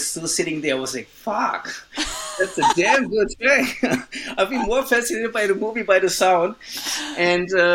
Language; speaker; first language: English; non-native, fluent; German